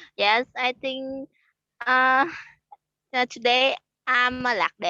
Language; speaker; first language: English; non-native, learner; Khmer